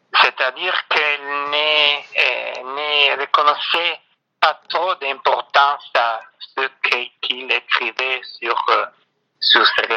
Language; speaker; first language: French; non-native, fluent; Italian